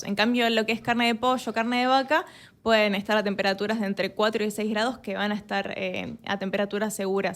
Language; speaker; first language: Spanish; native; Spanish